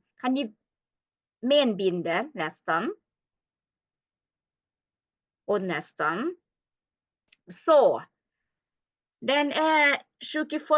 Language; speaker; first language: Swedish; non-native, learner; Thai